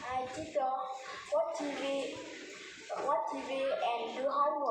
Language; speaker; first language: English; non-native, learner; Vietnamese